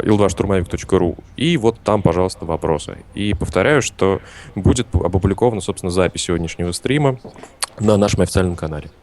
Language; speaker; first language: Russian; native; Russian